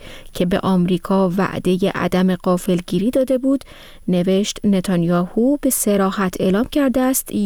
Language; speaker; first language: Persian; native; Persian